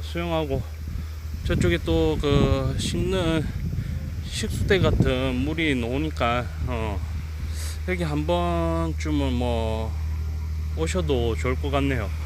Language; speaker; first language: Korean; native; Korean